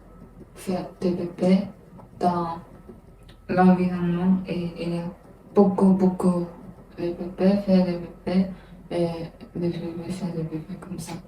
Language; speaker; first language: French; non-native, learner; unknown